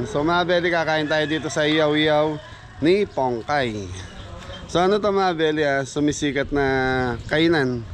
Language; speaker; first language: Filipino; native; Filipino